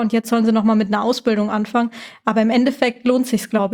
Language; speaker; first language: German; native; German